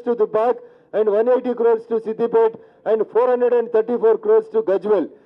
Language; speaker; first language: English; non-native, local second language; Telugu